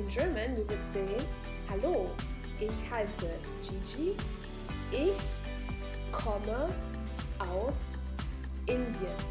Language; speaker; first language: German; non-native, fluent; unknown